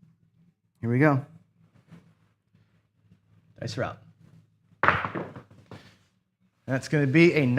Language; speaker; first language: English; native; English